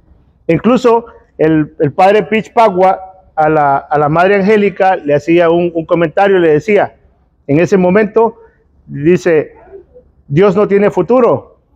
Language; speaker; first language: Spanish; native; Spanish